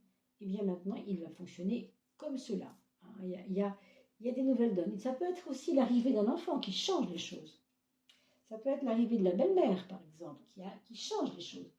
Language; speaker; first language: French; native; French